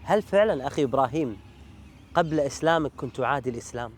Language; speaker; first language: Arabic; native; Arabic